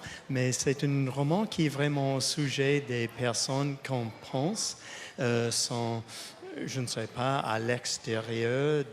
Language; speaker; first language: French; non-native, fluent; English